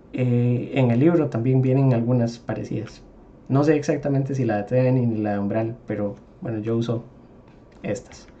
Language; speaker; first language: Spanish; native; Spanish